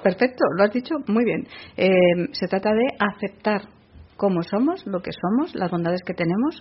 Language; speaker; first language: Spanish; native; Spanish